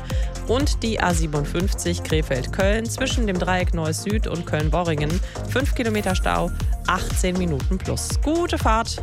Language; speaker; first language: German; native; German